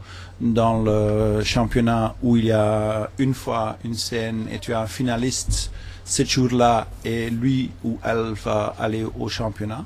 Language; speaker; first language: French; non-native, local second language; Dutch